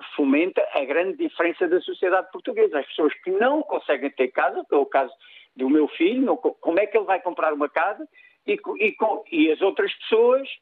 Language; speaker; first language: Portuguese; native; Portuguese